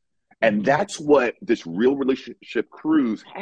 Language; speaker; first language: English; native; English